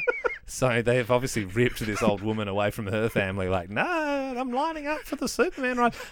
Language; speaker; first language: English; native; English